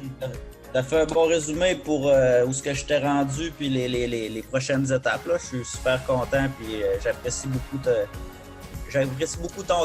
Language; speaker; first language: French; native; French